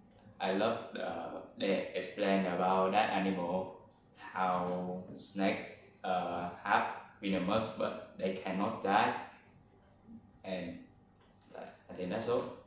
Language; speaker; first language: English; non-native, learner; Vietnamese